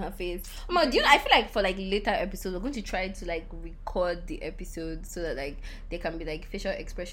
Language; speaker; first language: English; non-native, local second language; Yoruba